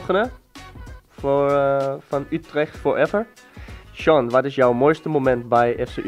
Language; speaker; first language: Dutch; non-native, fluent; Danish